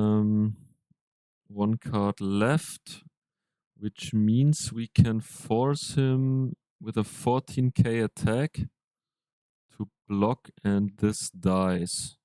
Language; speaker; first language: English; non-native, fluent; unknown